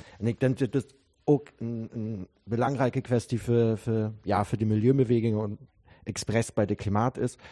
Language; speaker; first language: German; non-native, learner; Dutch